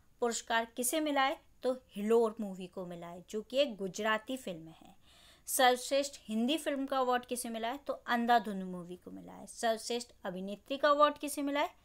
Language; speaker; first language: Hindi; native; Hindi